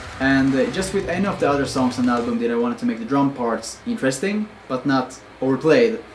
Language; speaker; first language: English; non-native, fluent; Swedish